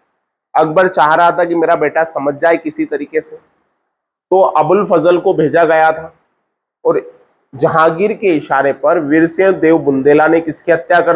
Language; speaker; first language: Hindi; native; Hindi